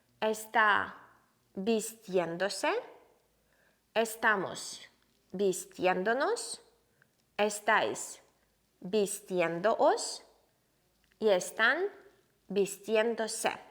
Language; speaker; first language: Spanish; non-native, fluent; Ukrainian